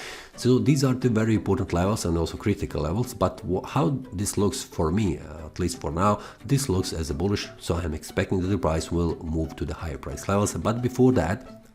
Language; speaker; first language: English; non-native, fluent; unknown